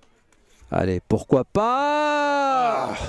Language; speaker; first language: French; native; French